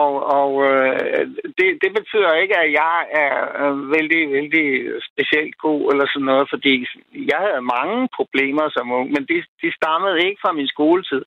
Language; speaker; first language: Danish; native; Danish